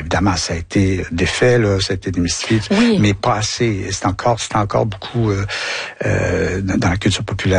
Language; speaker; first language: French; native; French